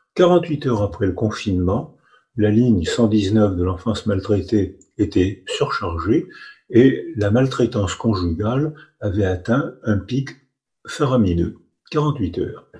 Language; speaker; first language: French; native; French